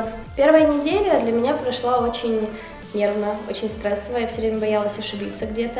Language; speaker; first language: Russian; native; Russian